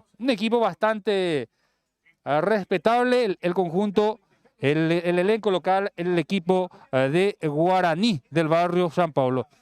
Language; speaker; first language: Spanish; native; Spanish